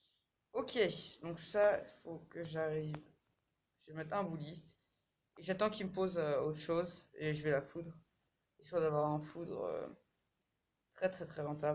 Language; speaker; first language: French; native; French